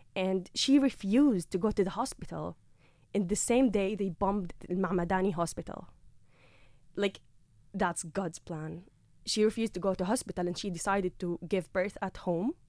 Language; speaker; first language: English; non-native, fluent; Arabic